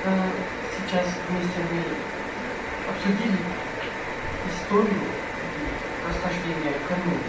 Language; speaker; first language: Russian; non-native, fluent; Arabic